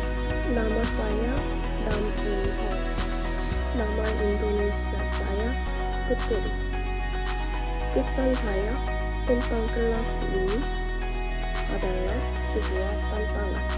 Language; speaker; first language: Indonesian; non-native, learner; Korean